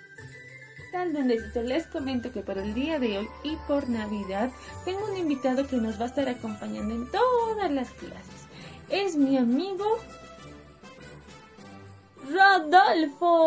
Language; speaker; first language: Spanish; native; Spanish